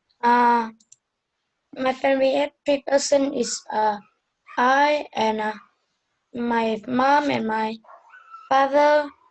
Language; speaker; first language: English; non-native, learner; Vietnamese